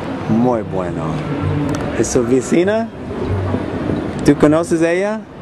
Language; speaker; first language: Spanish; non-native, learner; English